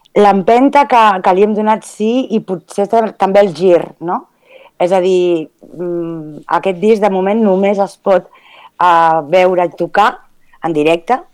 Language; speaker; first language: Catalan; early bilingual, other home language; Spanish